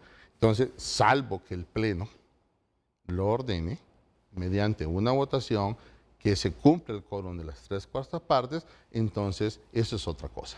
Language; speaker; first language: Spanish; native; Spanish